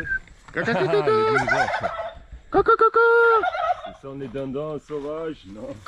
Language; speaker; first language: French; non-native, fluent; German